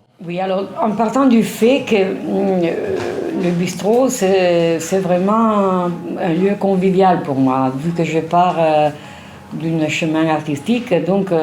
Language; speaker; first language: French; non-native, fluent; Italian